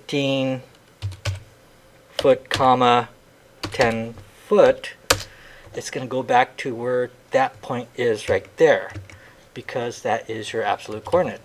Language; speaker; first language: English; native; English